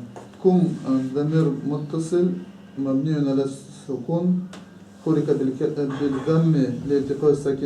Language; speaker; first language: Arabic; non-native, learner; Chechen